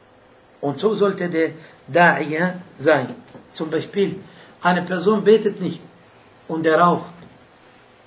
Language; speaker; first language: German; non-native, fluent; Arabic